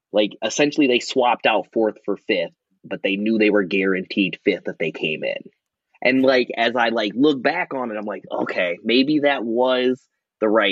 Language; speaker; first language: English; native; English